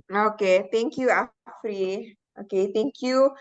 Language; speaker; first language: English; non-native, fluent; Indonesian